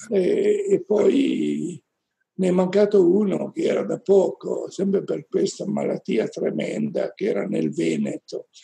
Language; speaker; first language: Italian; native; Italian